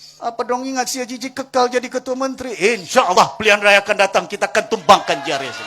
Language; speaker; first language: Malay; non-native, local second language; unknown